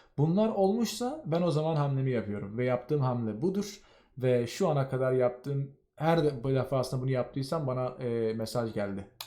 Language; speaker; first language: Turkish; native; Turkish